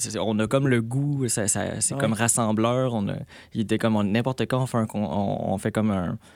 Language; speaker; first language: French; native; French